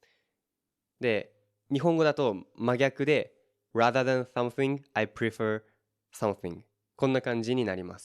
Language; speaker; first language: Japanese; native; Japanese